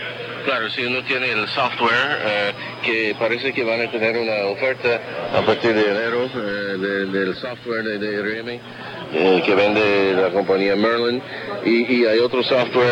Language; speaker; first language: Spanish; non-native, fluent; English